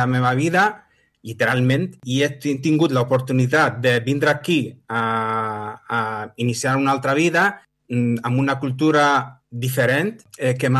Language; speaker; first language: Catalan; non-native, fluent; Arabic